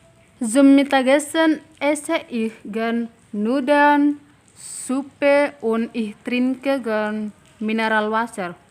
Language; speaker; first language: German; non-native, learner; Indonesian